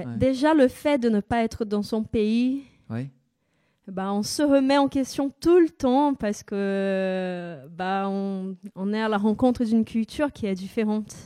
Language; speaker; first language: French; non-native, fluent; Portuguese